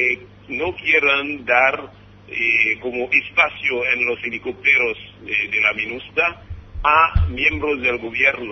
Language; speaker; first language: Spanish; non-native, fluent; Haitian Creole